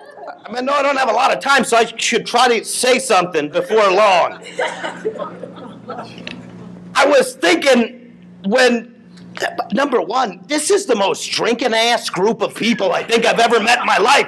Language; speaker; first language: English; native; English